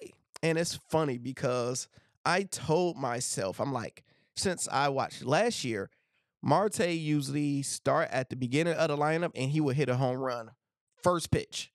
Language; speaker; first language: English; native; English